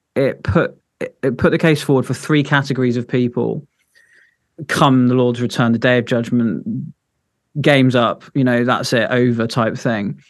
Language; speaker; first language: English; native; English